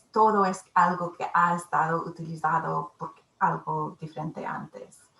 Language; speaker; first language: Spanish; non-native, learner; English